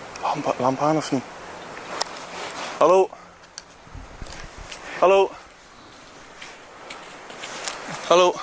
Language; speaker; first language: Dutch; native; Dutch